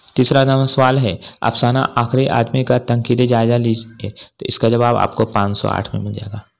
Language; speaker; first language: Urdu; native; Urdu